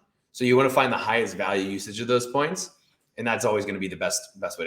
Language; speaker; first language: English; native; English